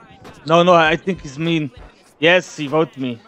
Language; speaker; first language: English; non-native, learner; Turkish